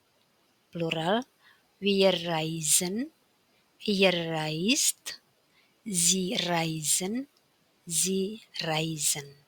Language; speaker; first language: German; non-native, fluent; Indonesian